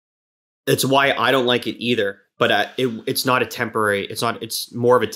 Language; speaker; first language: English; native; English